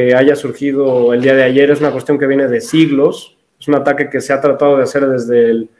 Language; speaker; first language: Spanish; native; Spanish